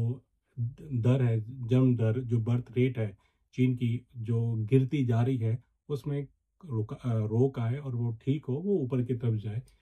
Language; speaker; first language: Hindi; native; Hindi